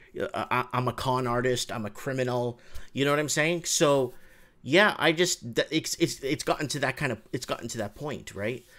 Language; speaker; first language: English; native; English